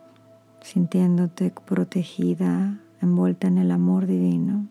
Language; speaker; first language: Spanish; native; Spanish